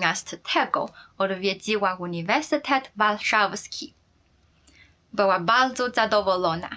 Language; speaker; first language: Polish; non-native, fluent; Chinese